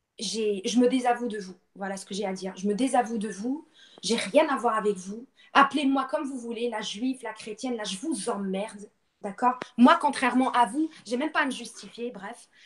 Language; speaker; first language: French; non-native, local second language; Arabic